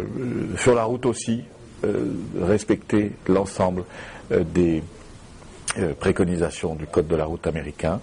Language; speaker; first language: French; native; French